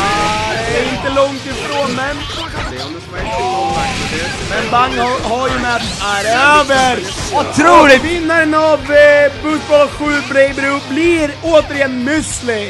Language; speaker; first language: Swedish; native; Swedish